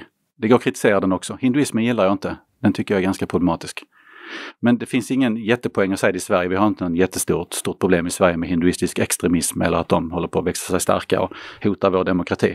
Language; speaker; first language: Swedish; native; Swedish